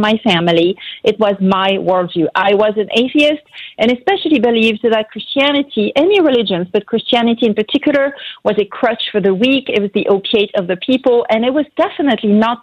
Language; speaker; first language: English; non-native, fluent; French